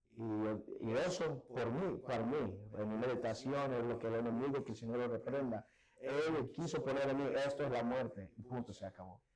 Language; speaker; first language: Spanish; early bilingual, heritage; Spanish